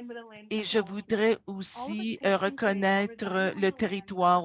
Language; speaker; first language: French; non-native, fluent; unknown